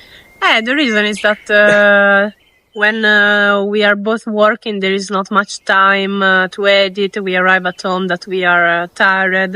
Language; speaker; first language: English; non-native, fluent; Italian